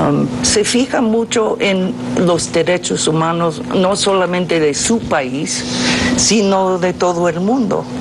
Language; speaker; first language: Spanish; non-native, fluent; English